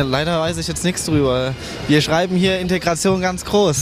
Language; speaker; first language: German; native; German